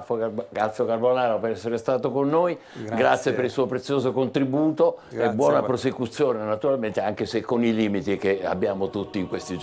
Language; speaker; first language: Italian; native; Italian